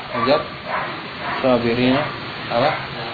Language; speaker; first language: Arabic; non-native, fluent; Indonesian